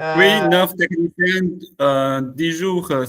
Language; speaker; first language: French; non-native, learner; Chinese